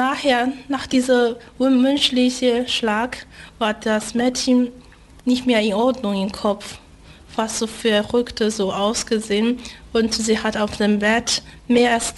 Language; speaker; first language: German; non-native, fluent; Chinese